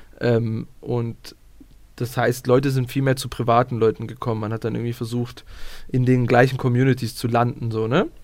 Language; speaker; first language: German; early bilingual, other home language; Bosnian